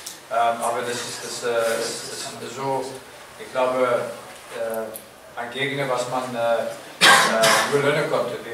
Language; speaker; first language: German; non-native, fluent; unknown